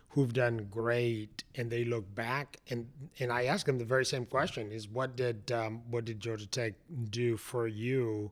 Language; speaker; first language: English; non-native, fluent; Spanish